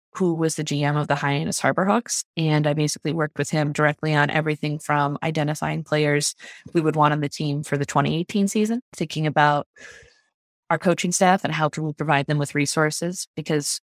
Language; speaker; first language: English; native; English